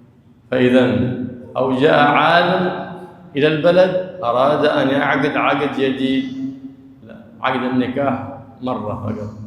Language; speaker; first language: Arabic; native; Arabic